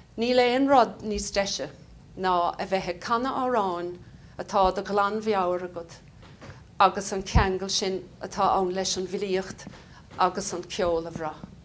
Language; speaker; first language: Irish; native; Irish